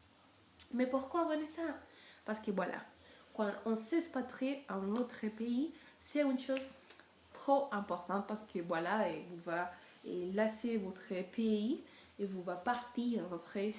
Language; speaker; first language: French; non-native, learner; Spanish